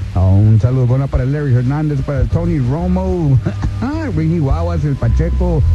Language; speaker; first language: Spanish; early bilingual, heritage; Spanish